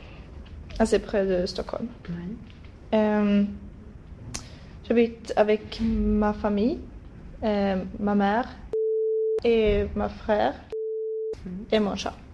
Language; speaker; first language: French; non-native, learner; Swedish